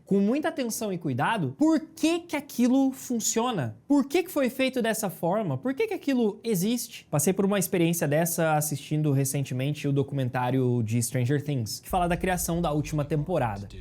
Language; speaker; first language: Portuguese; native; Portuguese